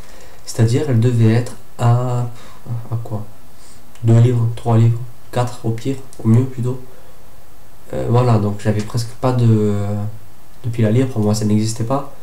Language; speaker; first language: French; native; French